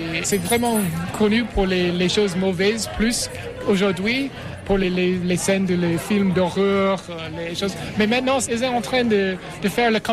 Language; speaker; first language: French; non-native, learner; English